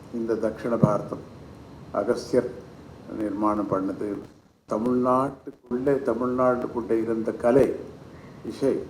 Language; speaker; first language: Tamil; non-native, fluent; Kannada